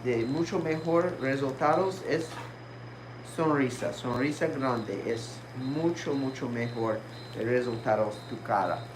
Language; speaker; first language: Spanish; non-native, learner; English